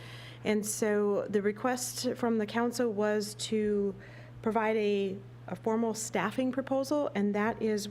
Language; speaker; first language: English; native; English